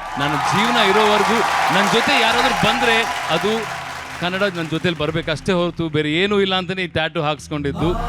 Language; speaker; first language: Kannada; non-native, local second language; Telugu